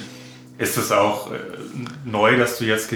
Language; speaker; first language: German; native; German